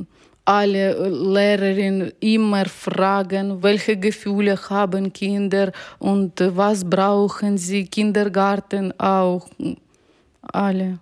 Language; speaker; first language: German; non-native, learner; Ukrainian